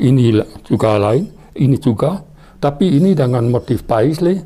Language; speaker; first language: Indonesian; non-native, fluent; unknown